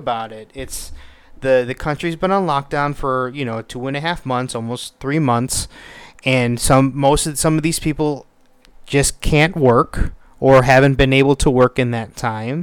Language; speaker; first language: English; native; English